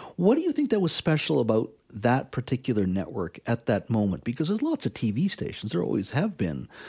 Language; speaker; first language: English; native; English